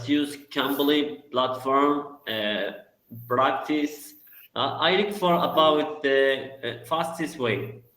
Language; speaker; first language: English; non-native, learner; Arabic